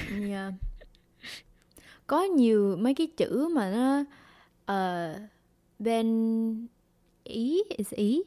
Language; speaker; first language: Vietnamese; early bilingual, heritage; Vietnamese